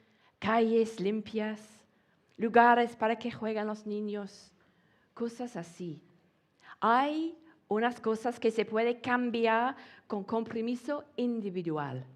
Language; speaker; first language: Spanish; non-native, fluent; English